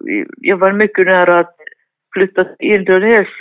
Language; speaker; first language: Swedish; non-native, fluent; Finnish